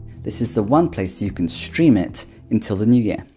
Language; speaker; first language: English; native; English